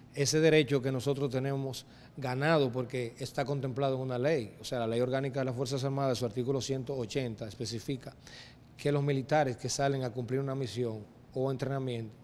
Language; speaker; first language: Spanish; native; Spanish